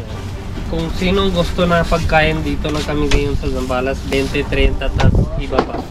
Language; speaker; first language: Filipino; non-native, learner; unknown